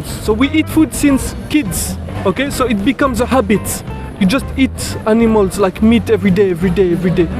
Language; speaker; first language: English; non-native, fluent; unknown